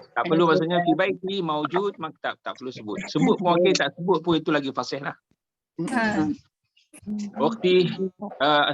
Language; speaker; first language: Indonesian; non-native, local second language; Malay